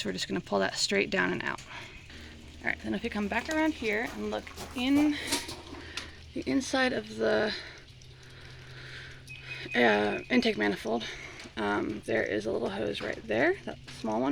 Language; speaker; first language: English; native; English